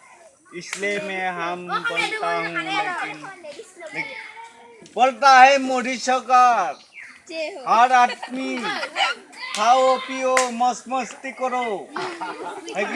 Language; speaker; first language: Hindi; non-native, local second language; Assamese